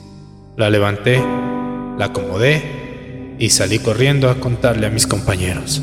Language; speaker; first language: Spanish; native; Spanish